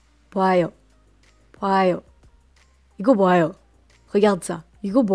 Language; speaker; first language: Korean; non-native, learner; French